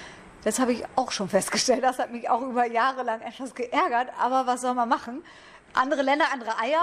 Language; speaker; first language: German; native; German